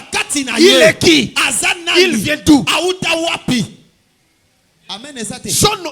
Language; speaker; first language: French; non-native, local second language; Lingala